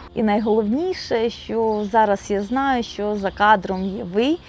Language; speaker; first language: Ukrainian; non-native, local second language; Russian